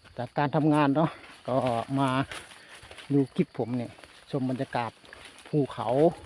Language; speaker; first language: Thai; non-native, local second language; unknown